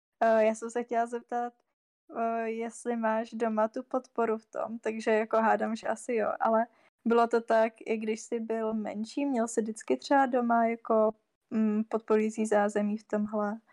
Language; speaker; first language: Czech; native; Czech